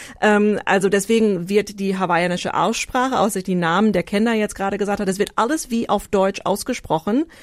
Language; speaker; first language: German; non-native, fluent; English